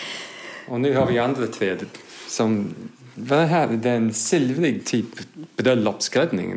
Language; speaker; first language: Swedish; non-native, fluent; English